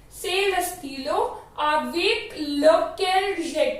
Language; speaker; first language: French; non-native, fluent; Hindi